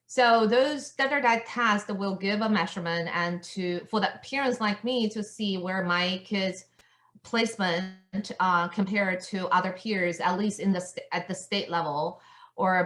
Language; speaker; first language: English; non-native, fluent; Chinese